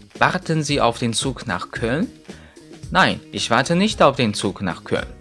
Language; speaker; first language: German; non-native, fluent; Chinese